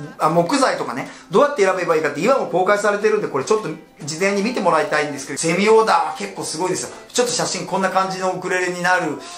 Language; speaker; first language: Japanese; native; Japanese